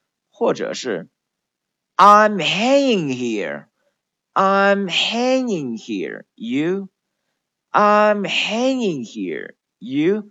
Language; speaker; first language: English; non-native, learner; Chinese